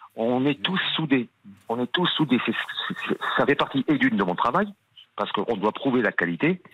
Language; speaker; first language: French; native; French